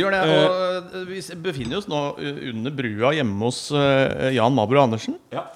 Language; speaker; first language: Norwegian; native; Norwegian